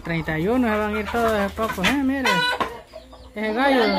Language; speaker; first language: Spanish; native; Spanish